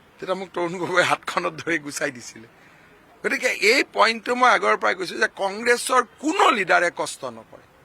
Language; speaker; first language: Assamese; native; Assamese